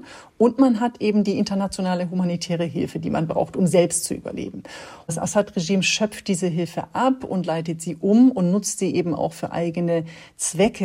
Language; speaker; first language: German; native; German